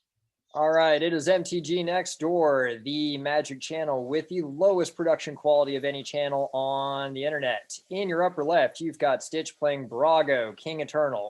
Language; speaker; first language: English; native; English